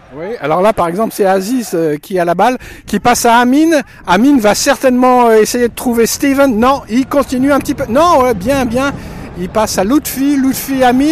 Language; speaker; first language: French; native; French